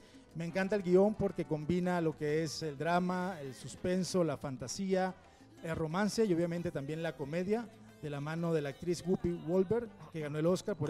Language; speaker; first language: Spanish; native; Spanish